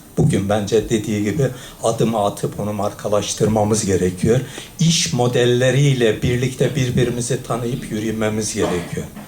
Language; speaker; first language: Turkish; native; Turkish